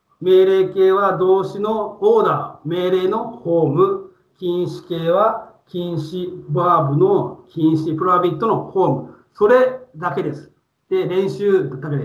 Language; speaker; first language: Japanese; non-native, fluent; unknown